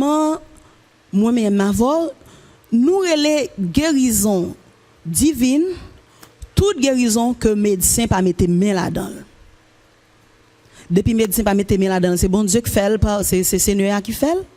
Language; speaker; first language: French; non-native, local second language; Haitian Creole